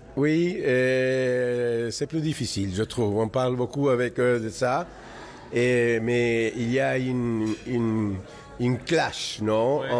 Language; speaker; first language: French; non-native, fluent; Spanish